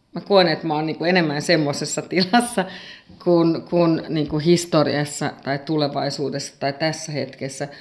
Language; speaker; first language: Finnish; native; Finnish